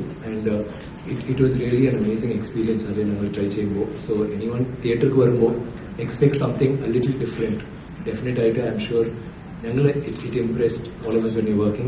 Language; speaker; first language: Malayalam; non-native, learner; Tamil